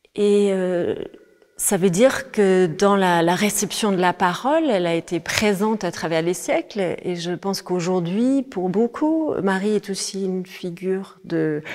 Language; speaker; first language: French; non-native, fluent; Danish